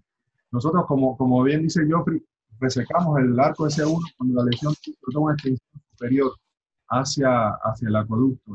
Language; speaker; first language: Spanish; native; Spanish